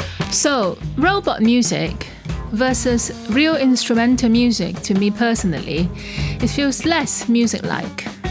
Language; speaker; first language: English; non-native, fluent; Chinese